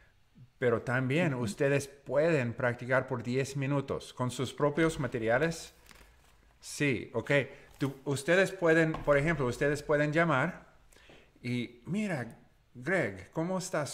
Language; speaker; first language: Spanish; non-native, learner; English